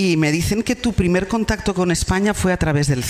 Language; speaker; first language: Spanish; native; Spanish